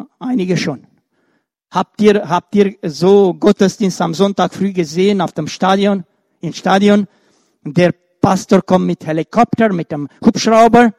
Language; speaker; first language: German; non-native, fluent; Romanian